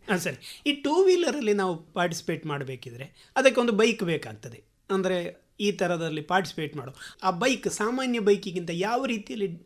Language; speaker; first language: Kannada; native; Kannada